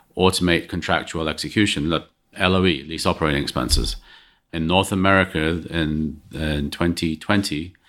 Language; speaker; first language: English; native; English